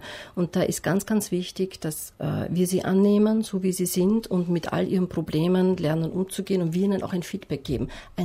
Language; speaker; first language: German; native; German